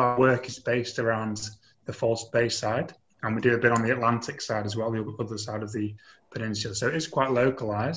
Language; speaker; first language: English; native; English